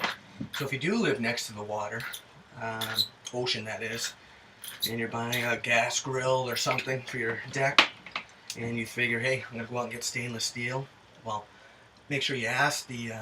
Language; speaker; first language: English; native; English